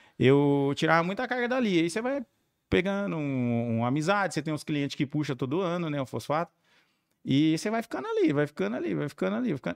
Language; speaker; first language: Portuguese; native; Portuguese